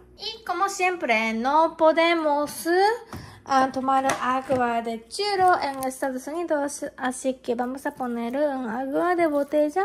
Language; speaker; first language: Spanish; non-native, learner; Japanese